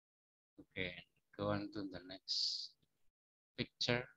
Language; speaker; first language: English; non-native, fluent; Indonesian